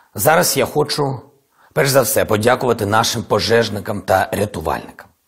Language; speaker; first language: Ukrainian; non-native, local second language; Russian